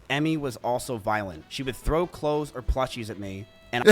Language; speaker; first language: English; native; English